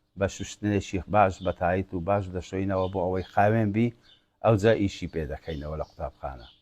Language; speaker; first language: Central Kurdish; non-native, local second language; Assyrian Neo-Aramaic